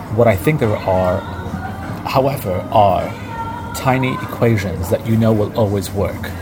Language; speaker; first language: English; early bilingual, other home language; Arabic